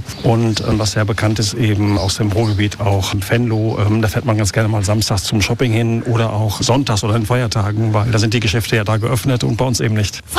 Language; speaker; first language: German; native; German